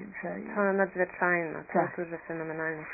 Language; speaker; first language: Ukrainian; early bilingual, heritage; Ukrainian